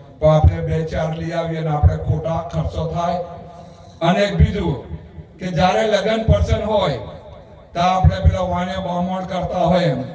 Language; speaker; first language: Gujarati; non-native, local second language; Rathawi